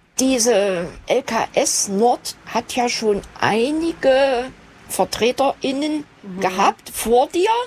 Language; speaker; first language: German; native; German